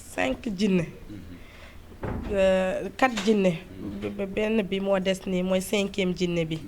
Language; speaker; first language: Wolof; non-native, local second language; Fula